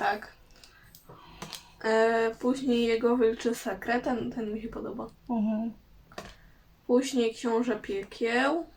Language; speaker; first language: Polish; native; Polish